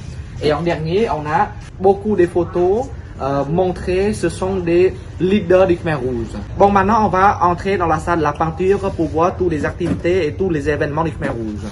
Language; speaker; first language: French; non-native, fluent; Khmer